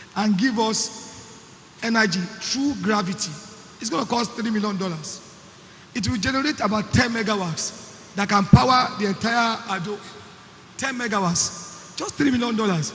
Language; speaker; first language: English; non-native, local second language; Yoruba